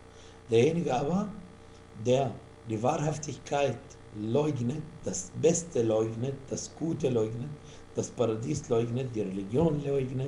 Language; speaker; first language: German; non-native, fluent; Arabic